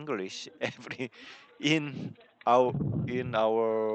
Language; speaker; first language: English; non-native, learner; Korean